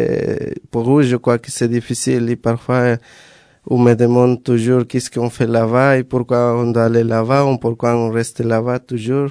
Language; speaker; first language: French; non-native, learner; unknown